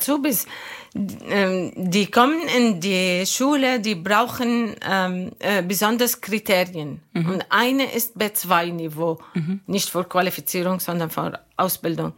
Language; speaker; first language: German; non-native, learner; Arabic